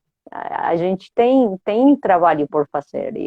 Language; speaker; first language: Portuguese; non-native, fluent; Spanish